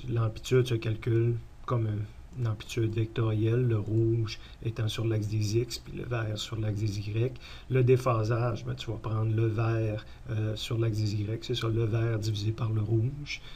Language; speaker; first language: French; native; French